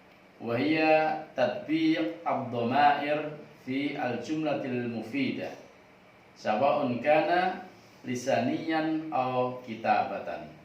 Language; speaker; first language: Arabic; non-native, fluent; Indonesian